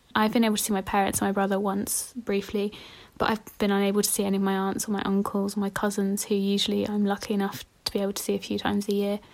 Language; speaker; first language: English; native; English